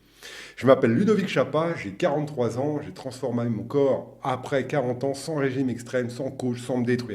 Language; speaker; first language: French; native; French